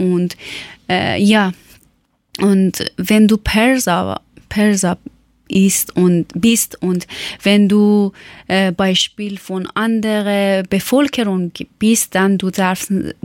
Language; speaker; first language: German; non-native, learner; Persian